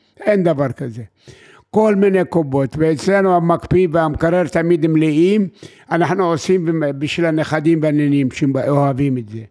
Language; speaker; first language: Hebrew; non-native, fluent; Arabic